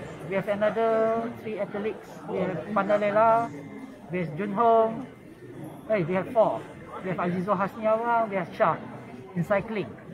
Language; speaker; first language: English; non-native, local second language; Chinese